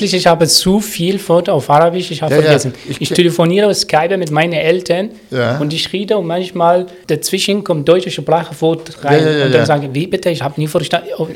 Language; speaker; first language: German; non-native, learner; Arabic